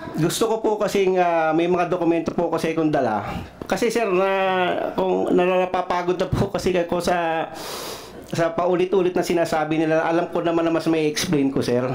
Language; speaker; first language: Filipino; non-native, local second language; Cebuano